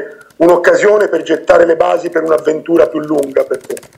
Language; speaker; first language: Italian; native; Italian